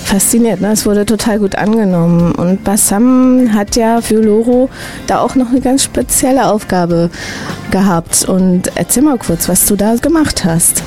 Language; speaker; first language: German; native; German